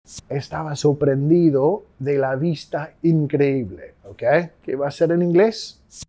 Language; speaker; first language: Spanish; non-native, fluent; English